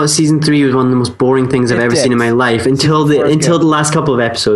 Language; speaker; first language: English; native; English